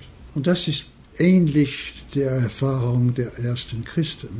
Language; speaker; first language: German; non-native, fluent; English